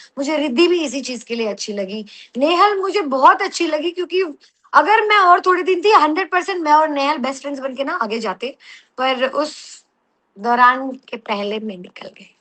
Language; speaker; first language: Hindi; non-native, local second language; Telugu